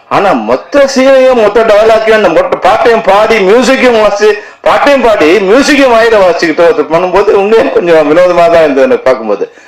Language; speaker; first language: Tamil; native; Tamil